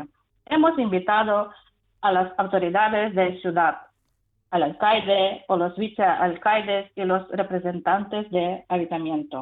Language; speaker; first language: Spanish; non-native, fluent; Ukrainian